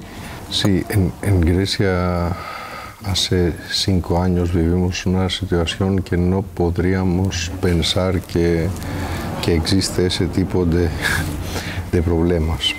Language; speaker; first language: Spanish; non-native, fluent; Greek